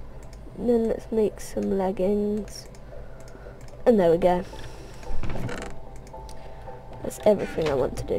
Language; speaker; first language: English; native; English